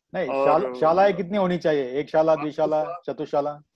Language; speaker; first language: Hindi; non-native, local second language; Marathi